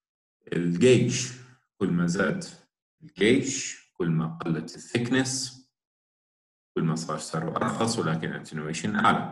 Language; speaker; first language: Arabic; native; Arabic